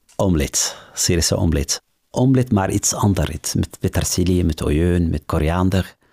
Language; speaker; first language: Dutch; non-native, fluent; Arabic